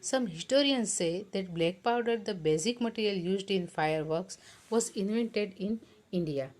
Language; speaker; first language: English; non-native, local second language; Gujarati